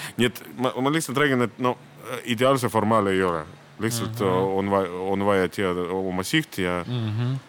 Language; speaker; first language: Estonian; non-native, local second language; Russian